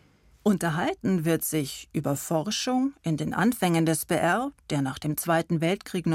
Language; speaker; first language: German; native; German